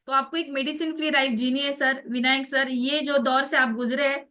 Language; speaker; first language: Hindi; non-native, local second language; Marathi